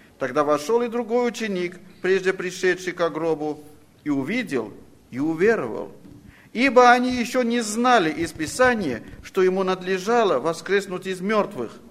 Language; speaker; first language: Russian; non-native, fluent; Armenian